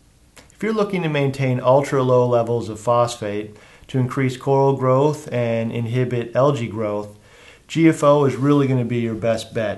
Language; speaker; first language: English; native; English